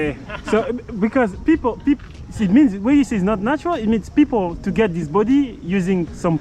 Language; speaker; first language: English; non-native, learner; French